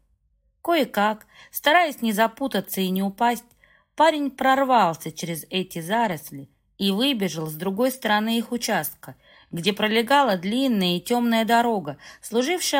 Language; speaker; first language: Russian; native; Russian